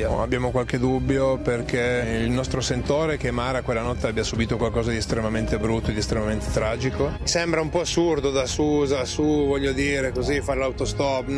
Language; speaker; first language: Italian; native; Italian